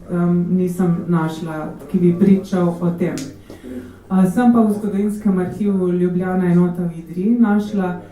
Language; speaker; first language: Slovenian; native; Slovenian